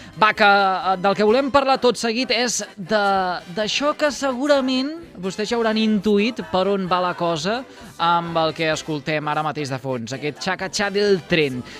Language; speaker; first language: Catalan; native; Catalan